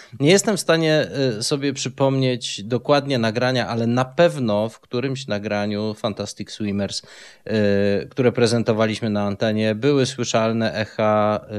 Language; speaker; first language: Polish; native; Polish